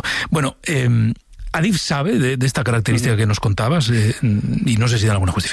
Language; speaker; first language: Spanish; native; Spanish